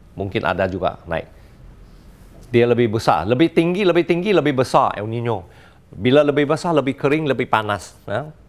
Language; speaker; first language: Malay; non-native, local second language; Chinese